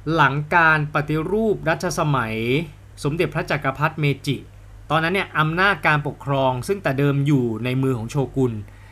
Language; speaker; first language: Thai; native; Thai